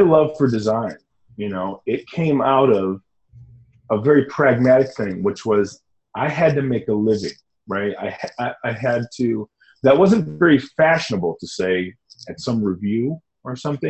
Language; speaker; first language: English; native; English